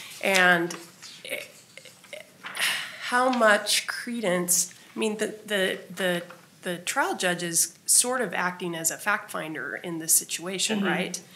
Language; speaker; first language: English; native; English